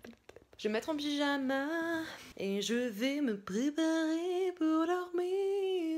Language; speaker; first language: French; native; French